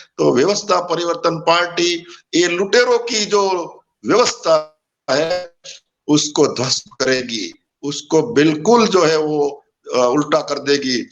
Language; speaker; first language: Hindi; non-native, local second language; Gujarati